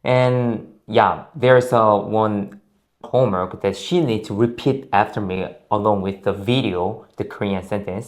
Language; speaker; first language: English; non-native, fluent; Korean